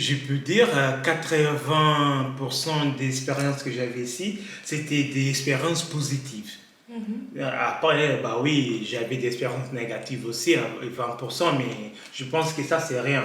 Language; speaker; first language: French; non-native, learner; Kabuverdianu